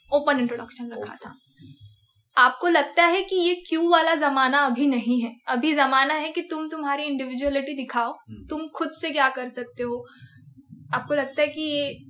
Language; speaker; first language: Hindi; non-native, local second language; Marathi